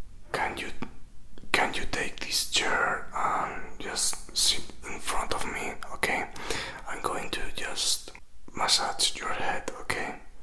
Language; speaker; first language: English; non-native, fluent; Spanish